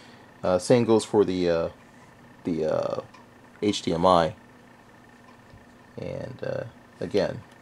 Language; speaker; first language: English; native; English